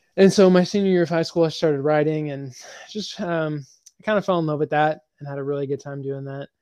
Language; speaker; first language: English; native; English